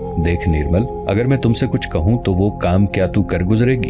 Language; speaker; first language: Urdu; native; Urdu